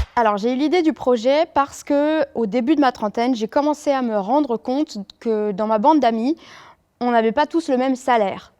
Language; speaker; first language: French; native; French